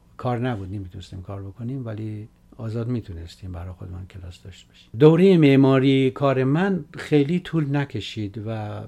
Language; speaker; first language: Persian; native; Persian